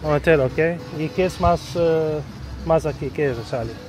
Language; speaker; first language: Spanish; non-native, learner; Arabic